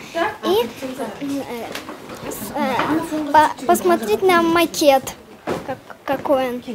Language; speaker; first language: Russian; non-native, local second language; Kazakh